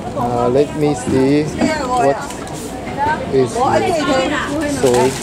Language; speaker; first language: English; non-native, learner; Japanese